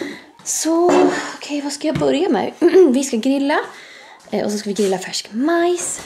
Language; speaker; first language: Swedish; native; Swedish